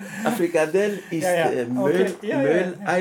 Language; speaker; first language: German; non-native, learner; French